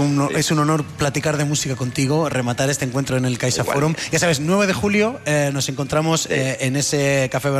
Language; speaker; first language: Spanish; native; Spanish